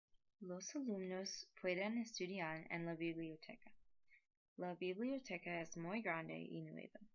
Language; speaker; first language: Spanish; non-native, learner; English